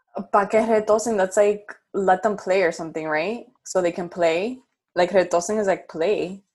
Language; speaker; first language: English; early bilingual, other home language; Spanish